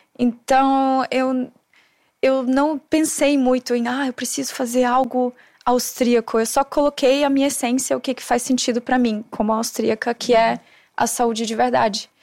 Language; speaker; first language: Portuguese; non-native, fluent; German